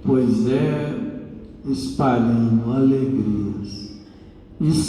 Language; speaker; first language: Portuguese; native; Portuguese